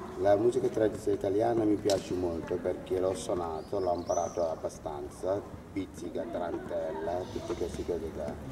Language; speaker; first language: Italian; non-native, fluent; Wolof